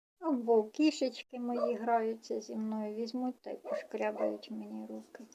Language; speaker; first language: Ukrainian; non-native, local second language; Russian